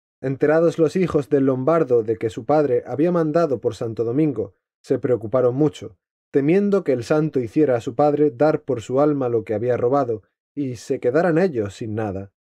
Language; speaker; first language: Spanish; native; Spanish